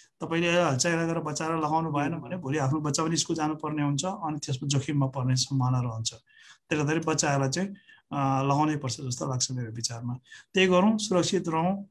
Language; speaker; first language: Nepali; native; Nepali